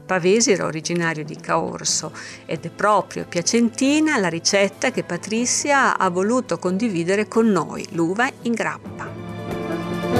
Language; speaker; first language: Italian; native; Italian